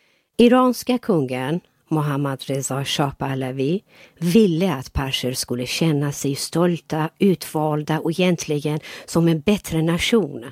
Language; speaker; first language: Swedish; non-native, fluent; Persian